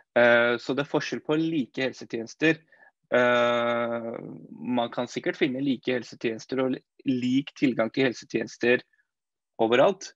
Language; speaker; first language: Norwegian; early bilingual, other home language; Urdu